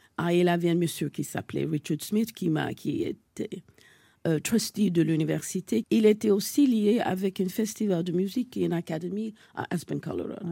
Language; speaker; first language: French; non-native, fluent; English